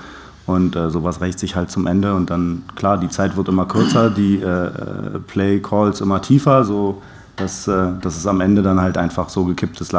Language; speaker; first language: German; native; German